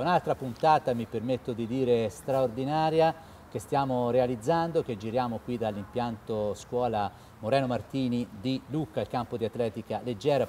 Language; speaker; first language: Italian; native; Italian